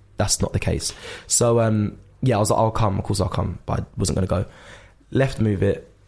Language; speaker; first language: English; native; English